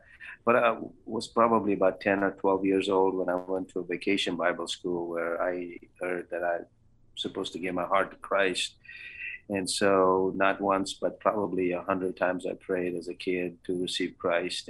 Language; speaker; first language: English; non-native, local second language; Kannada